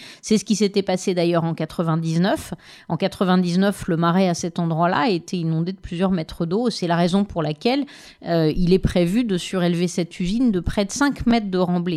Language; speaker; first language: French; native; French